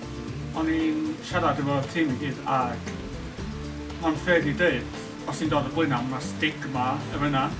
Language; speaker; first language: Welsh; native; Welsh